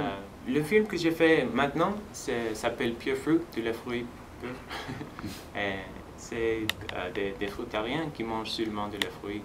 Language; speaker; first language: French; non-native, fluent; Spanish